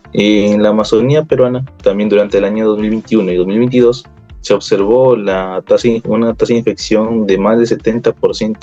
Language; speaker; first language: Spanish; native; Spanish